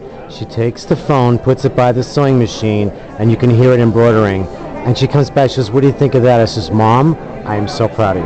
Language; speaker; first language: English; native; English